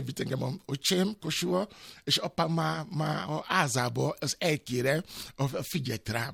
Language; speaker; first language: Hungarian; non-native, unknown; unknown